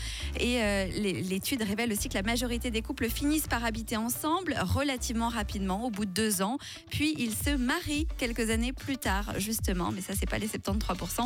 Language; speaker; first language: French; native; French